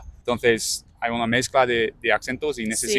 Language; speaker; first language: Spanish; non-native, learner; English